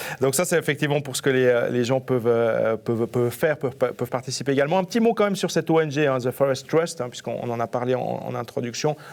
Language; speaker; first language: French; native; French